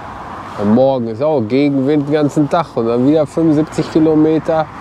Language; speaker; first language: German; native; German